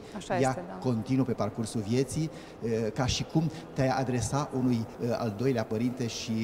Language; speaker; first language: Romanian; native; Romanian